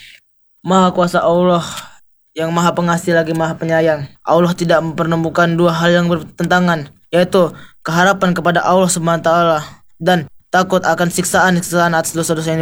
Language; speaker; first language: Indonesian; native; Indonesian